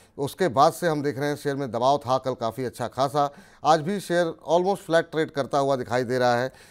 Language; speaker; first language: Hindi; native; Hindi